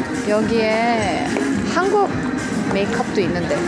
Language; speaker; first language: Korean; early bilingual, heritage; Korean